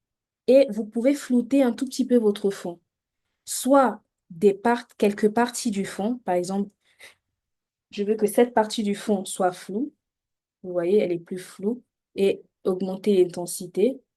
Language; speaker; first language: French; native; French